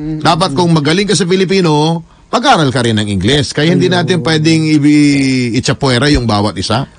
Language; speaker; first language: Filipino; non-native, local second language; Hiligaynon